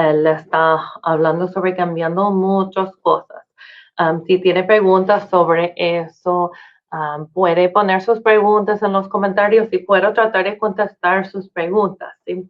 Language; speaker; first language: Spanish; non-native, fluent; English